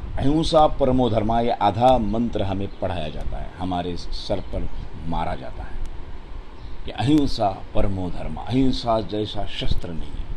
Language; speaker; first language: Hindi; non-native, local second language; Marathi